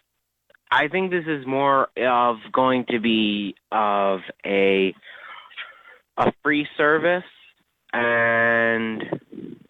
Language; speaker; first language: English; native; English